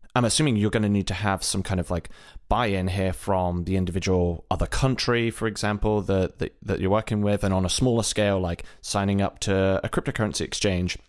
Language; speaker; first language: English; native; English